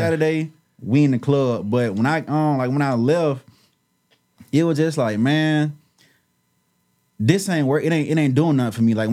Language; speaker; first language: English; native; English